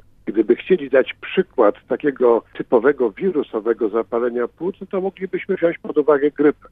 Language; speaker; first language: Polish; native; Polish